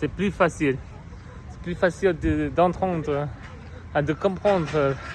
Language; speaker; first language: French; non-native, learner; English